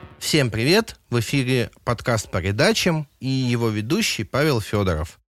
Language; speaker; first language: Russian; native; Russian